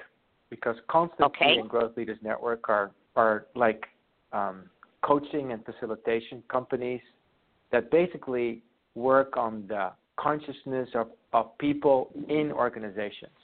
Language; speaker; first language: English; non-native, fluent; Western Frisian